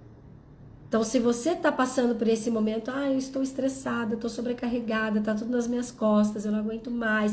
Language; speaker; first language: Portuguese; native; Portuguese